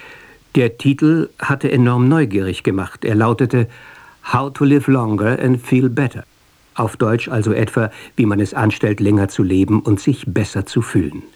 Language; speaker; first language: German; native; German